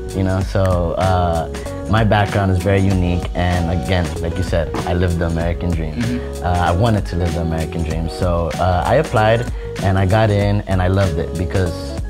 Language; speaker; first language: English; early bilingual, other home language; Spanish